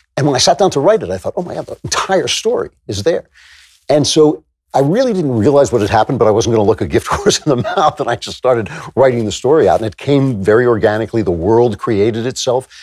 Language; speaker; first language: English; native; English